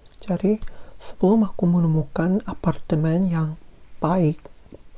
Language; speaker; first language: Indonesian; non-native, fluent; Korean